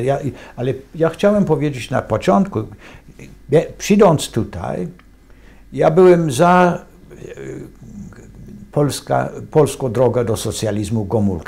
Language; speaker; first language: Polish; non-native, fluent; English